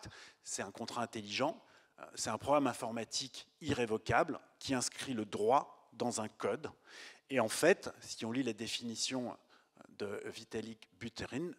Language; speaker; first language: French; native; French